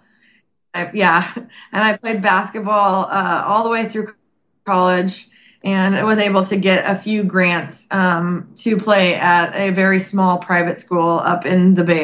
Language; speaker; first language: English; native; English